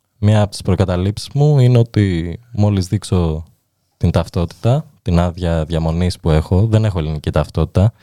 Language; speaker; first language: Greek; early bilingual, other home language; Albanian